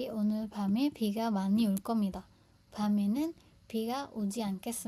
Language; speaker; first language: Korean; non-native, fluent; Indonesian